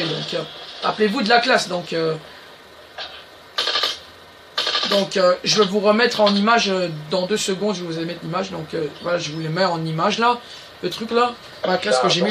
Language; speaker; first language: French; native; French